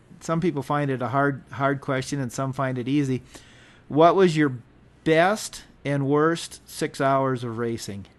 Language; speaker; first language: English; native; English